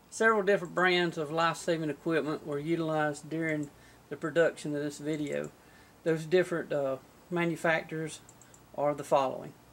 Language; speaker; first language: English; native; English